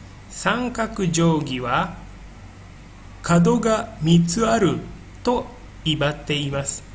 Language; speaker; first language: Japanese; non-native, fluent; Indonesian